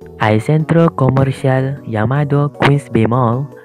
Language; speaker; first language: Spanish; non-native, learner; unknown